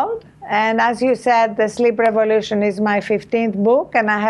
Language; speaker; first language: English; non-native, fluent; Greek